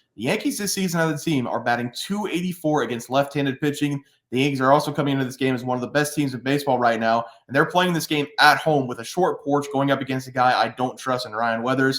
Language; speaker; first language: English; native; English